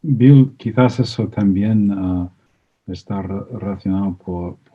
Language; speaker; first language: Spanish; non-native, fluent; English